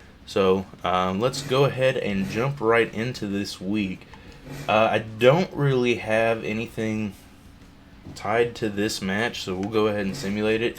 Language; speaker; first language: English; native; English